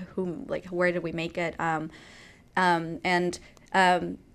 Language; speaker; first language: English; non-native, fluent; Spanish